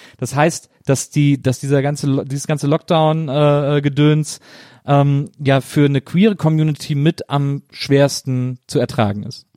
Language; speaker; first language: German; native; German